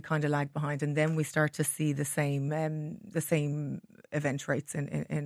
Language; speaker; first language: English; native; English